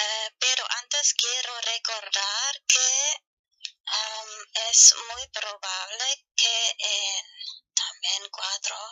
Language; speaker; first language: Spanish; non-native, fluent; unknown